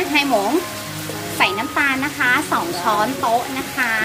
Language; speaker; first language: Vietnamese; non-native, learner; Thai